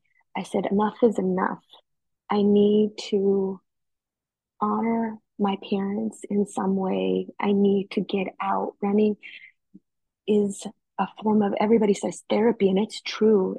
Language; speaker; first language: English; native; English